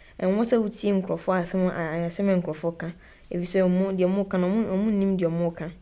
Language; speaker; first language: Italian; early bilingual, other home language; Akan